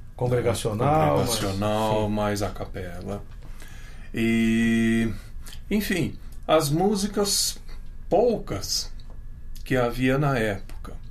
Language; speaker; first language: Portuguese; non-native, local second language; Ukrainian